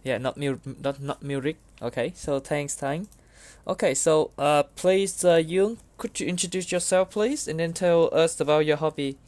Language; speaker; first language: English; non-native, learner; Vietnamese